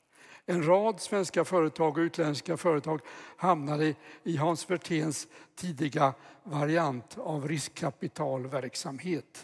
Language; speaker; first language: Swedish; native; Swedish